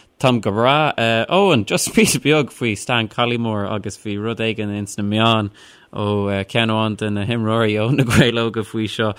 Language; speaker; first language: Irish; non-native, local second language; English